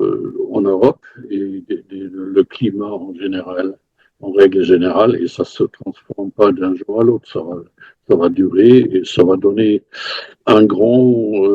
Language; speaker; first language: French; non-native, fluent; German